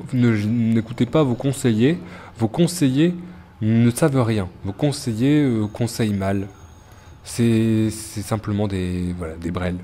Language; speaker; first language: French; native; French